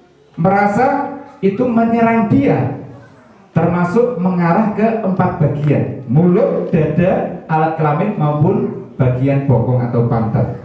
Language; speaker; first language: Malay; non-native, local second language; Javanese